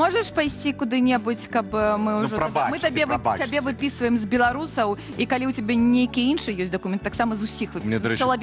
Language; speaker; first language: Belarusian; native; Belarusian